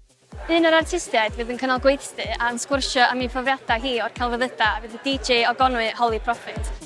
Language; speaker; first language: Welsh; native; Welsh